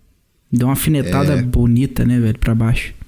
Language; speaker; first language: Portuguese; native; Portuguese